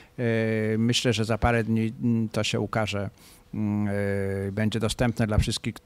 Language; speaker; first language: Polish; native; Polish